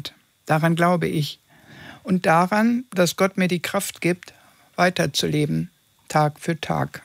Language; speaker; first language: German; native; German